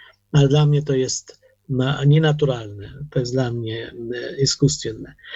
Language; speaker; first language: Polish; non-native, learner; Ukrainian